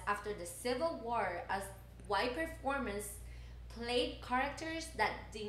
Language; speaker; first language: English; non-native, fluent; Spanish